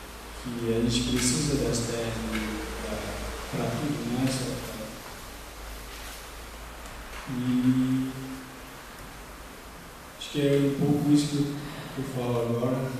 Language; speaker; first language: Portuguese; non-native, local second language; Guarani